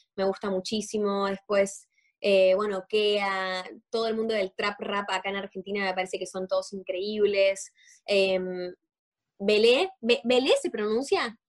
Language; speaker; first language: Spanish; native; Spanish